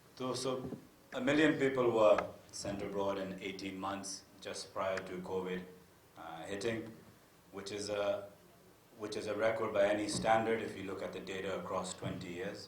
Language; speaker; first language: English; non-native, local second language; Urdu